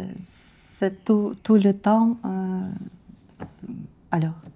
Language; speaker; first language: French; non-native, learner; Ukrainian